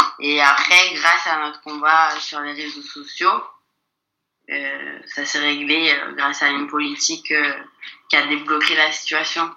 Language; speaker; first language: French; native; French